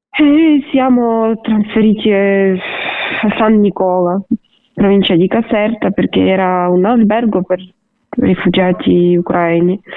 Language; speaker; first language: Italian; non-native, learner; Ukrainian